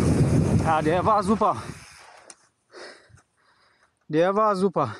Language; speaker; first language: German; non-native, learner; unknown